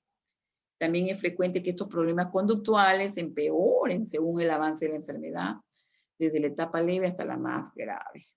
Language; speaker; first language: Spanish; native; Spanish